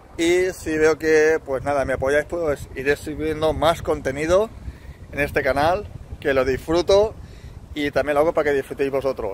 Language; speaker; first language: Spanish; native; Spanish